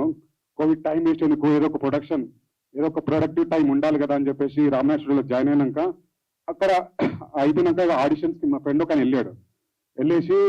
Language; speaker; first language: Telugu; native; Telugu